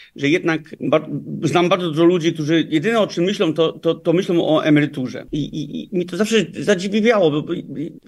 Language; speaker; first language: Polish; early bilingual, heritage; Danish